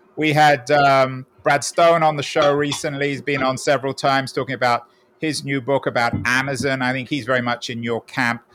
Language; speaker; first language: English; native; English